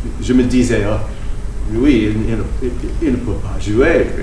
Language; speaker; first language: French; non-native, fluent; English